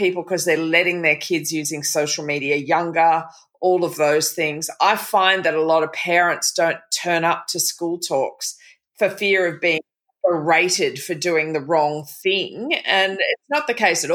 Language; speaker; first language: English; native; English